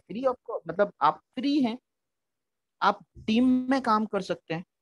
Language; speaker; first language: Hindi; native; Hindi